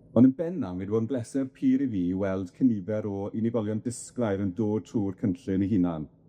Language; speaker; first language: Welsh; native; Welsh